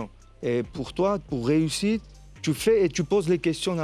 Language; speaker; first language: French; non-native, fluent; Armenian